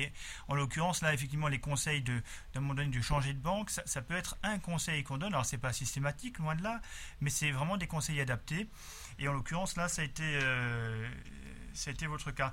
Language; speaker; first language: French; native; French